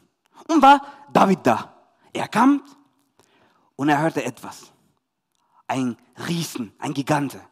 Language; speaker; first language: German; non-native, learner; Spanish